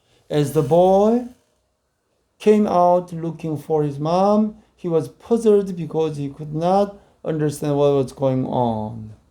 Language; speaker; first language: English; non-native, fluent; Korean